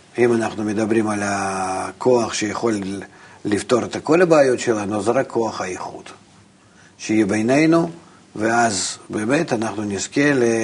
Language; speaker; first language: Hebrew; non-native, fluent; Russian